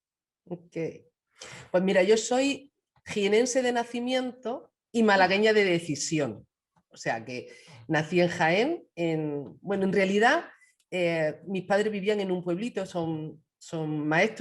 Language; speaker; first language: Spanish; native; Spanish